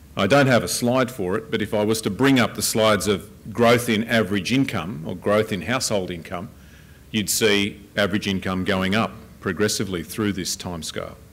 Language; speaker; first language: English; native; English